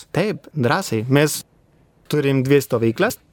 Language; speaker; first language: Lithuanian; non-native, fluent; Spanish